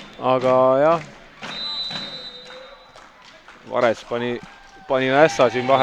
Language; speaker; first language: Estonian; native; Estonian